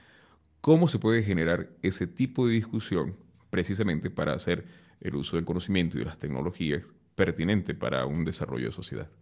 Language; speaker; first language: Spanish; native; Spanish